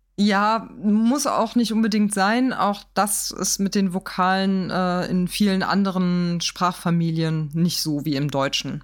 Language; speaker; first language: German; native; German